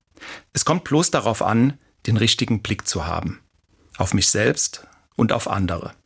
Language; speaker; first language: German; native; German